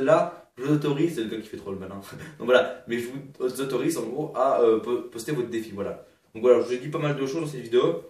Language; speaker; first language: French; native; French